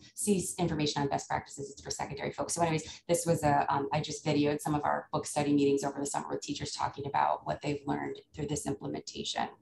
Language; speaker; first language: English; native; English